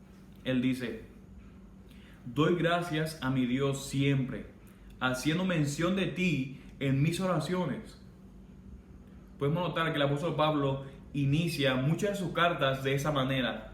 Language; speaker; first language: Spanish; native; Spanish